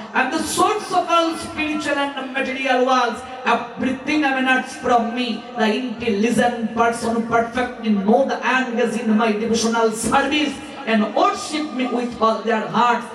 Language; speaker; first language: English; non-native, local second language; Bangla